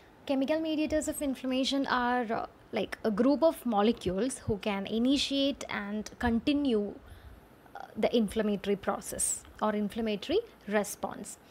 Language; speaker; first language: English; non-native, local second language; Malayalam